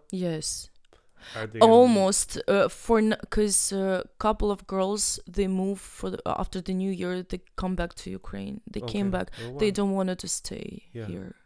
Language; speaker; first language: English; non-native, learner; Ukrainian